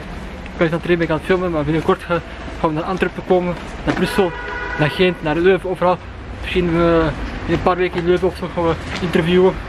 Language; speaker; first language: Dutch; non-native, local second language; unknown